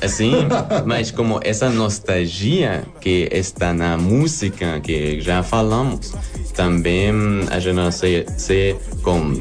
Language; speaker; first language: Portuguese; non-native, learner; German